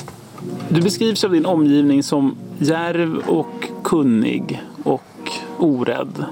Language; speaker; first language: Swedish; native; Swedish